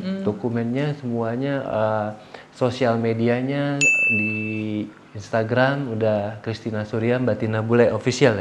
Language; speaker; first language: Indonesian; native; Indonesian